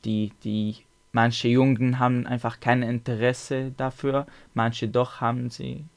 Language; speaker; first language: German; non-native, learner; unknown